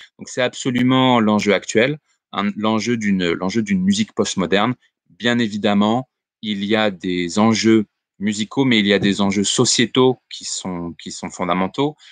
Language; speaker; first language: French; native; French